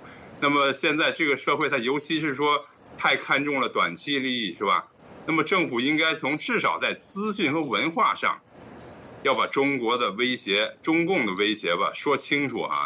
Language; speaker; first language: Chinese; native; Chinese